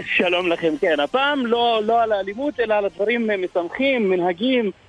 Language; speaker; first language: Hebrew; non-native, local second language; Arabic